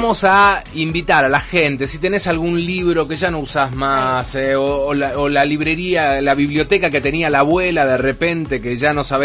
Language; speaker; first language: Spanish; native; Spanish